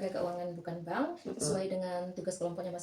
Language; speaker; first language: Indonesian; native; Indonesian